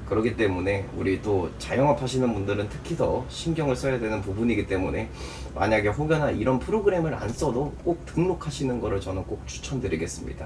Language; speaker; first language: Korean; native; Korean